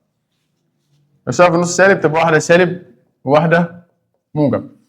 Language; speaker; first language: Arabic; native; Arabic